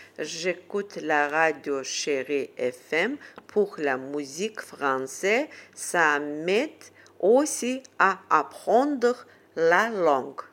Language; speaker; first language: French; non-native, learner; Azerbaijani